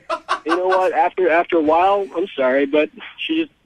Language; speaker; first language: English; native; English